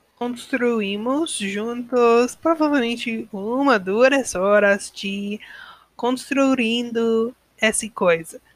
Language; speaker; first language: Portuguese; non-native, learner; English